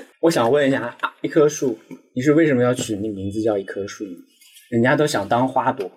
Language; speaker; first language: Chinese; native; Chinese